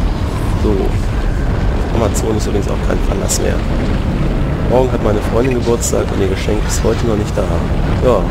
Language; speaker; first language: German; native; German